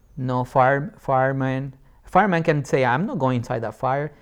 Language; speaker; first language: English; non-native, fluent; Spanish